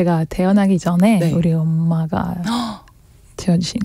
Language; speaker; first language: Korean; non-native, learner; French